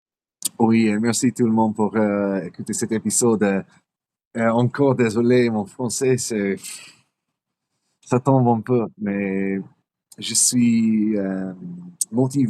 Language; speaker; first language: French; non-native, learner; English